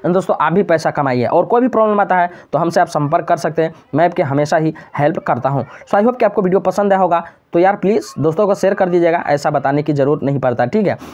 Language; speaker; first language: Hindi; native; Hindi